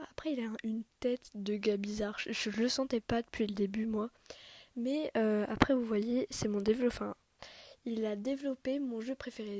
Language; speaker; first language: French; native; French